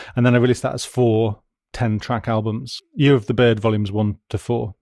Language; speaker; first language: English; native; English